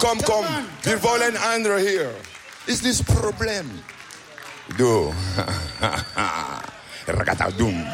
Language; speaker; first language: German; non-native, learner; French